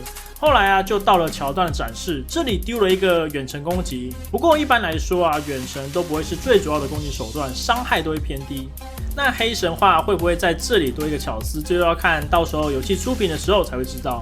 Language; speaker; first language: Chinese; native; Chinese